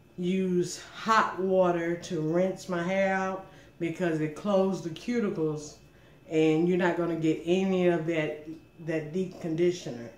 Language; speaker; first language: English; native; English